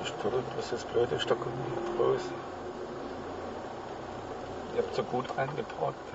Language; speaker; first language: German; native; German